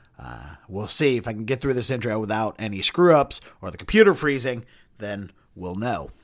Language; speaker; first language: English; native; English